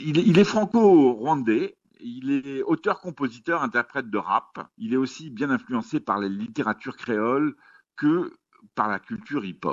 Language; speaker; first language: French; native; French